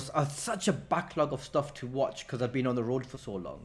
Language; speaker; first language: English; native; English